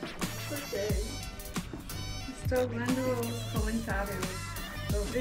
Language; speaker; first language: Portuguese; non-native, fluent; English